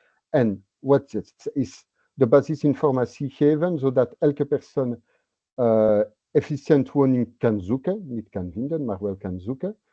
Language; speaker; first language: Dutch; non-native, local second language; French